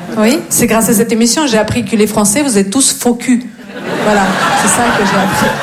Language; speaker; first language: French; non-native, fluent; Russian